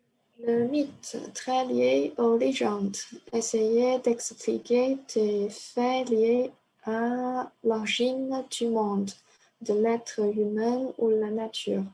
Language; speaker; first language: French; non-native, fluent; Chinese